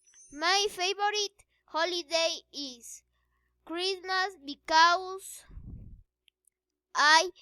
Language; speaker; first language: English; non-native, learner; Spanish